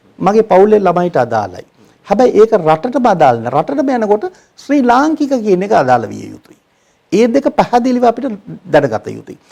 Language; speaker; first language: Sinhala; non-native, local second language; Tamil